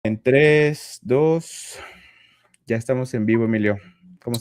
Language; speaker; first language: Spanish; native; Spanish